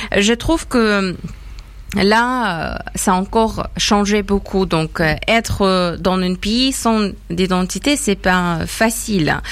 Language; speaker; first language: French; non-native, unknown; Persian